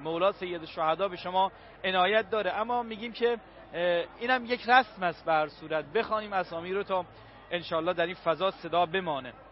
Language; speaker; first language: Persian; native; Persian